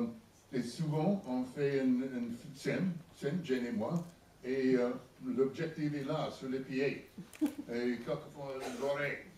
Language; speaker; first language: French; non-native, learner; English